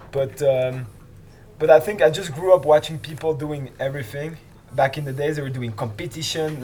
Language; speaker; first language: English; non-native, fluent; French